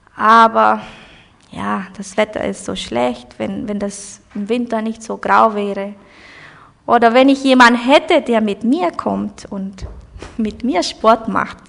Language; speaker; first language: German; early bilingual, heritage; German